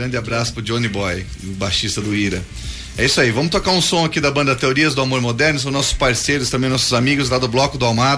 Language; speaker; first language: Portuguese; native; Portuguese